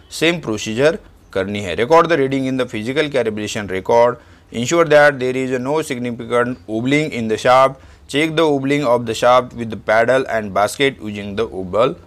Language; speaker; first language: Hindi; non-native, local second language; Marathi